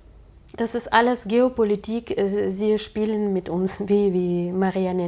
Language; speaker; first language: German; non-native, fluent; Russian